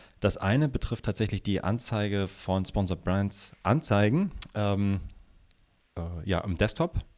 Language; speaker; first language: German; native; German